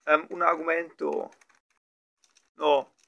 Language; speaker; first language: Spanish; non-native, learner; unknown